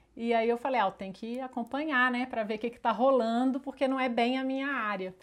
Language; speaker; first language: Portuguese; native; Portuguese